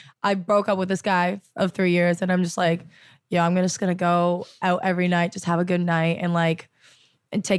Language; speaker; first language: English; native; English